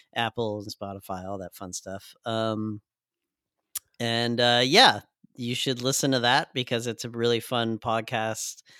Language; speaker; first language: English; native; English